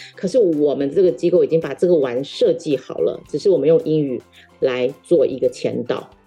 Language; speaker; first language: Chinese; non-native, local second language; Min Nan Chinese